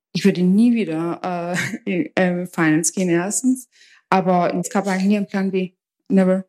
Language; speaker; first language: German; early bilingual, other home language; Albanian